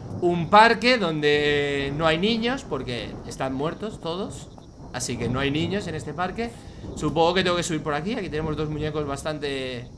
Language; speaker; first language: Spanish; native; Spanish